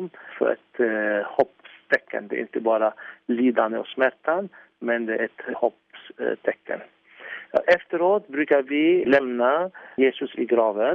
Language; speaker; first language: Swedish; non-native, fluent; Arabic